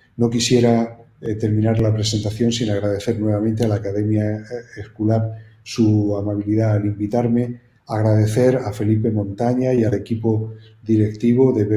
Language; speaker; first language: Spanish; native; Spanish